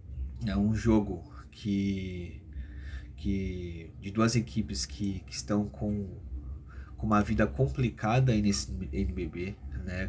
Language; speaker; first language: Portuguese; native; Portuguese